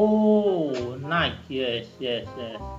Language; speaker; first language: English; non-native, learner; Indonesian